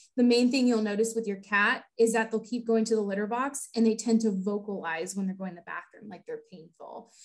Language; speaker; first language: English; native; English